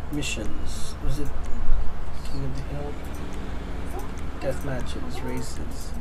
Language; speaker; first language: English; non-native, local second language; Cebuano